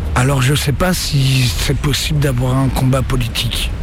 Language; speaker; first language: French; native; French